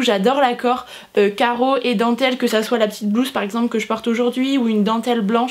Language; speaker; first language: French; native; French